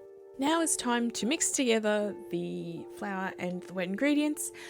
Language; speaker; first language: English; native; English